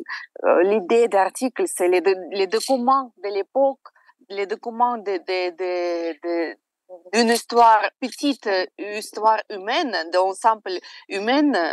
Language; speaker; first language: French; non-native, fluent; Russian